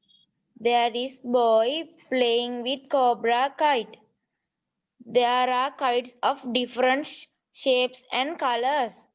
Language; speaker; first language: English; non-native, learner; Sinhala